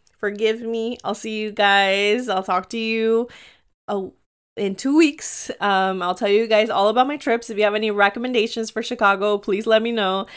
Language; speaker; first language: English; early bilingual, other home language; Spanish